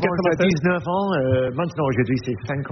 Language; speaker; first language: French; non-native, learner; English